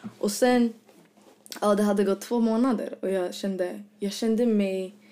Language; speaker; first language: Swedish; early bilingual, other home language; Arabic